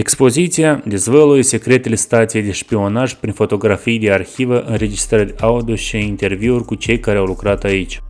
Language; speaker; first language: Romanian; native; Romanian